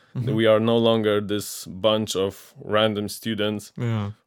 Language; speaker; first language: English; non-native, fluent; Polish